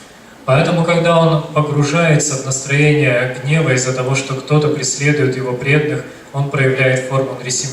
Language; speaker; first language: Russian; native; Russian